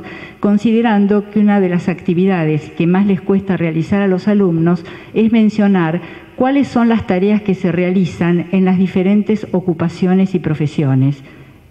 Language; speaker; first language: Spanish; native; Spanish